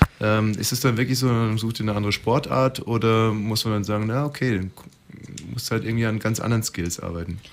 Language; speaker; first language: German; native; German